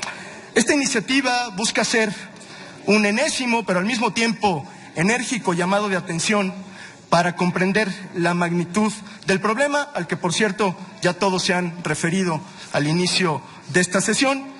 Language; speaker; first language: Spanish; native; Spanish